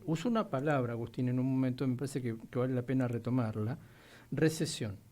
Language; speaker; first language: Spanish; native; Spanish